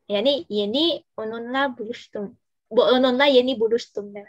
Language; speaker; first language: Turkish; non-native, learner; Indonesian